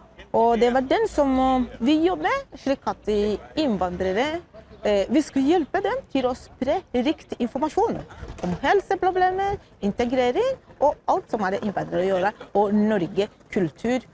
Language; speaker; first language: Norwegian; non-native, fluent; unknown